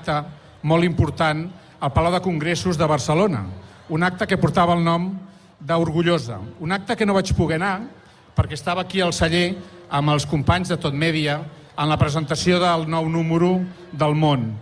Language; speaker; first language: Catalan; native; Catalan